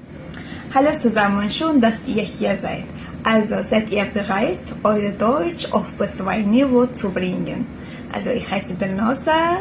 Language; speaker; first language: German; non-native, fluent; Uzbek